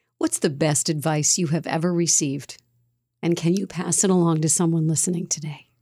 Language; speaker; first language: English; native; English